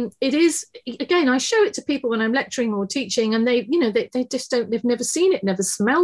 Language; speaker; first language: English; native; English